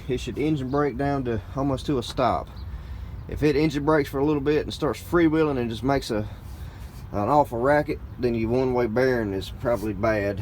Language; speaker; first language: English; native; English